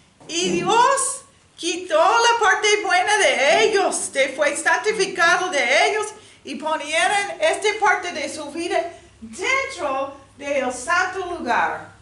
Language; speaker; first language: Spanish; non-native, learner; English